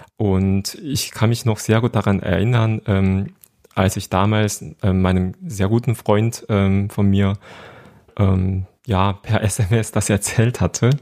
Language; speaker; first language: German; non-native, fluent; Korean